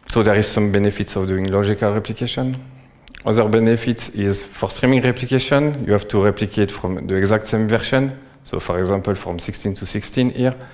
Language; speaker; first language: English; non-native, fluent; French